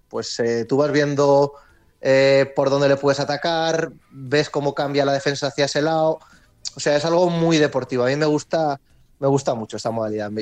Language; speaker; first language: Spanish; native; Spanish